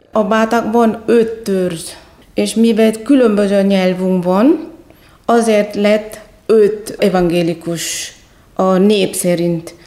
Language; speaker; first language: Hungarian; non-native, fluent; Indonesian